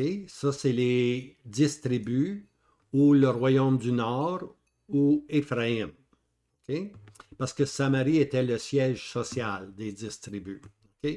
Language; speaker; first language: French; native; French